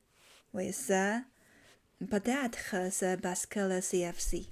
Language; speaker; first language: French; non-native, learner; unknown